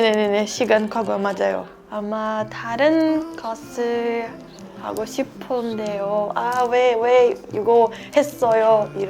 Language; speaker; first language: Korean; non-native, learner; Portuguese